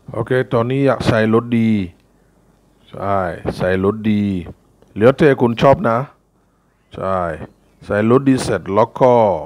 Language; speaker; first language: Thai; non-native, fluent; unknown